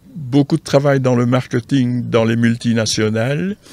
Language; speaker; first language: French; native; French